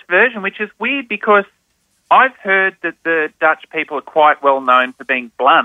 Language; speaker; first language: English; native; English